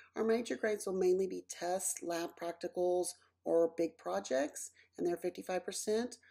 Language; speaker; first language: English; native; English